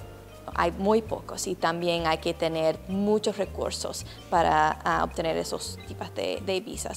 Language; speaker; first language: Spanish; non-native, fluent; English